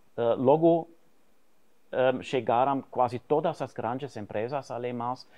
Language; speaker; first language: Portuguese; non-native, fluent; German